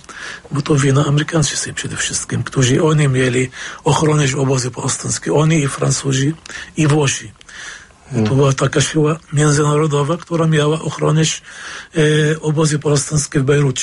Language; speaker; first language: Polish; non-native, fluent; Arabic